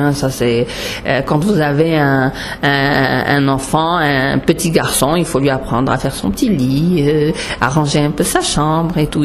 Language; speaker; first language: French; non-native, local second language; Arabic